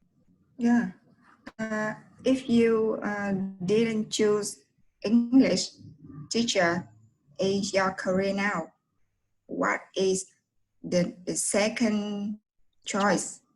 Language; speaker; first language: English; non-native, learner; Vietnamese